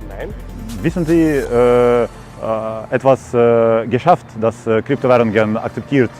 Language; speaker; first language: German; non-native, learner; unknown